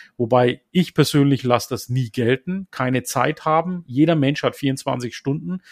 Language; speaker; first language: German; early bilingual, other home language; Turkish